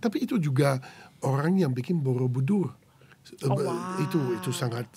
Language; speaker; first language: Indonesian; non-native, fluent; Dutch